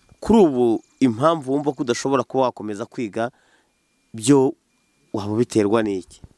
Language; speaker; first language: Kinyarwanda; native; Kinyarwanda